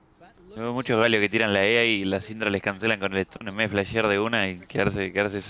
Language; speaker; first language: Spanish; native; Spanish